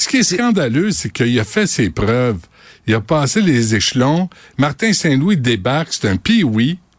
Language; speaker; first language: French; native; French